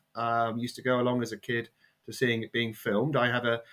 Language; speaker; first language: English; native; English